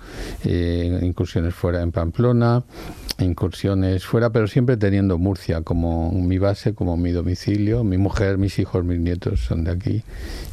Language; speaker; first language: Spanish; non-native, local second language; Catalan